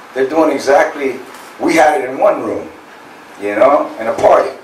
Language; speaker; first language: English; native; English